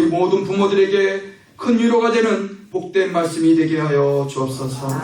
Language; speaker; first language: Korean; native; Korean